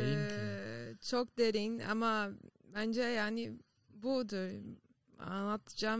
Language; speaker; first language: Turkish; non-native, fluent; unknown